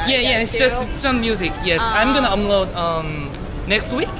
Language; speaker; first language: English; non-native, learner; Korean